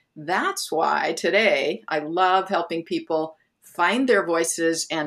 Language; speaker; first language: English; native; English